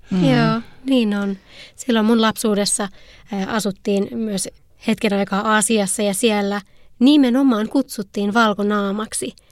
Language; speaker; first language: Finnish; native; Finnish